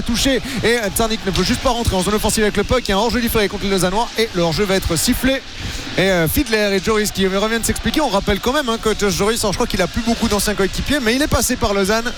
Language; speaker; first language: French; native; French